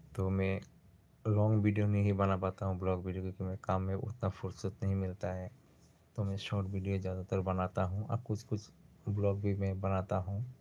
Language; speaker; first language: Hindi; non-native, local second language; Bangla